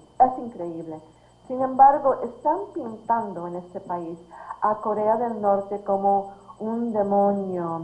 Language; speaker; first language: Spanish; early bilingual, heritage; Spanish